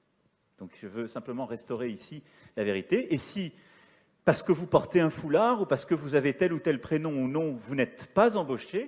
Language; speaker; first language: French; native; French